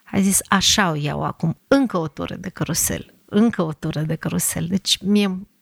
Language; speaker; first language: Romanian; non-native, fluent; Russian